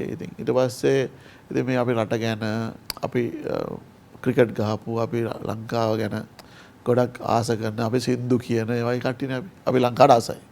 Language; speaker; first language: Sinhala; native; Sinhala